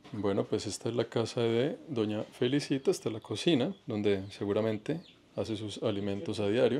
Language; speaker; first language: Spanish; native; Spanish